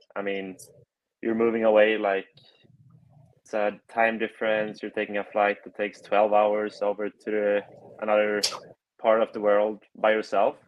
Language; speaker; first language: English; non-native, fluent; Swedish